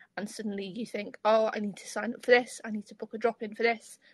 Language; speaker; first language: English; native; English